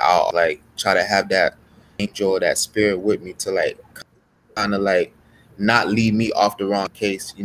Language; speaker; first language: English; native; English